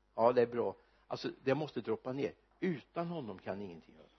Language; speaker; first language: Swedish; native; Swedish